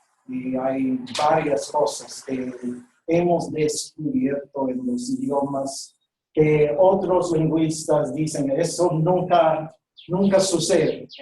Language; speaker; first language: Spanish; non-native, fluent; English